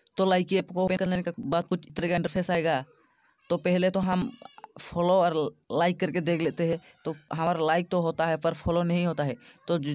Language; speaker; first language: Hindi; non-native, local second language; Odia